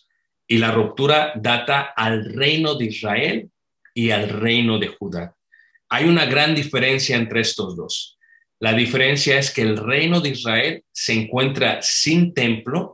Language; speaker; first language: Spanish; native; Spanish